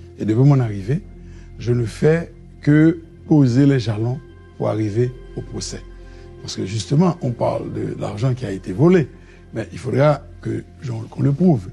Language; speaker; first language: French; native; French